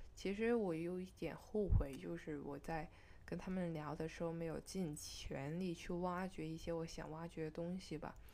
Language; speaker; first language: Chinese; non-native, local second language; Cantonese